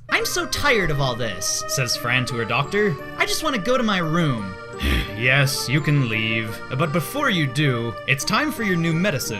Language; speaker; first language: English; native; English